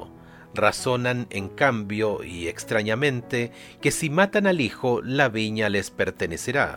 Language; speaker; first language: Spanish; native; Spanish